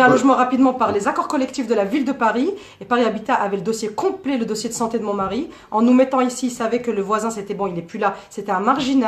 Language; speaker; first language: French; native; French